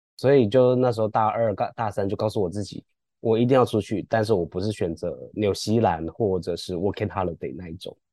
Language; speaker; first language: Chinese; native; Chinese